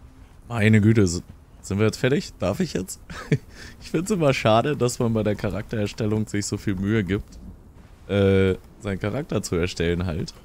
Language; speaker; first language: German; native; German